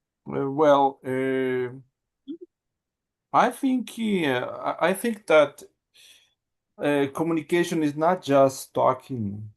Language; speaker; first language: English; non-native, learner; Spanish